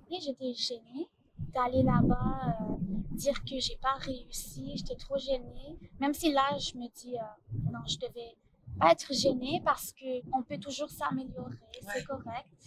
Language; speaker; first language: French; non-native, fluent; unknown